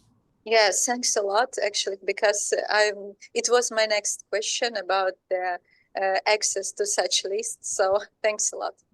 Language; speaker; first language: English; non-native, fluent; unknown